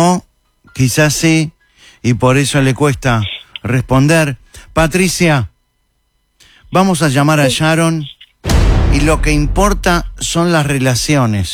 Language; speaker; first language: Spanish; native; Spanish